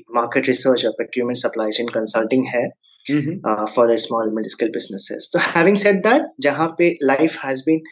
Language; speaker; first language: Hindi; native; Hindi